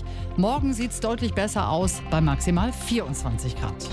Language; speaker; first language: German; native; German